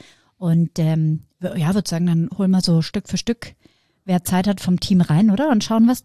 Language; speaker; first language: German; native; German